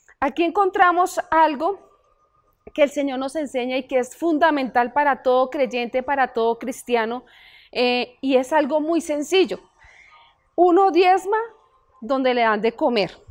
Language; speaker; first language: Spanish; native; Spanish